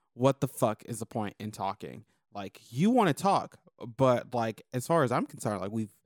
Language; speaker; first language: English; native; English